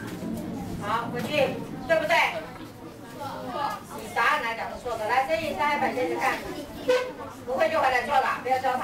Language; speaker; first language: Chinese; native; Chinese